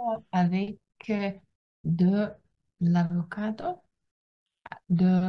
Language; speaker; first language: French; non-native, learner; Russian